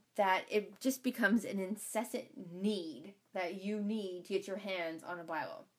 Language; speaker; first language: English; native; English